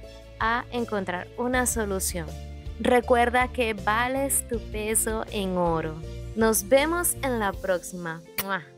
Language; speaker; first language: Spanish; native; Spanish